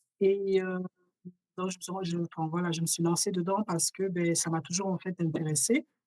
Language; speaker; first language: French; early bilingual, other home language; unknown